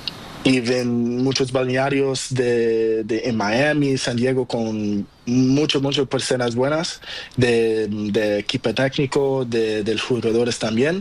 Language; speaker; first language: Spanish; non-native, learner; Portuguese